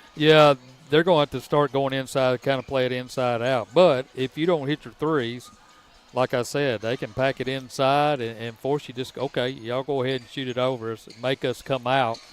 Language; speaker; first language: English; native; English